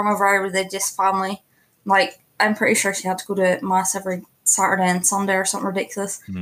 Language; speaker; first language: English; native; English